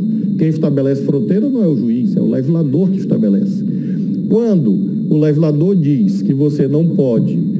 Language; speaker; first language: Portuguese; native; Portuguese